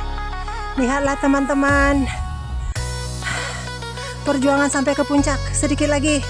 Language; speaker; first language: Indonesian; native; Indonesian